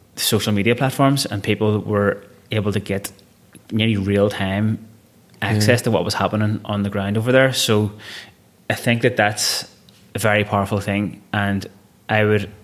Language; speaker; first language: English; non-native, local second language; Irish